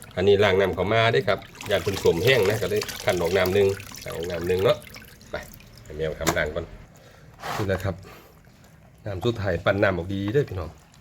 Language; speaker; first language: Thai; native; Thai